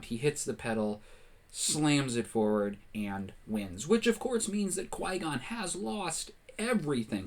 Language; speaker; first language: English; native; English